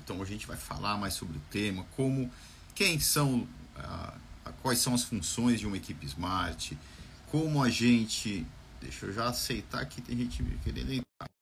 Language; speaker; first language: Portuguese; native; Portuguese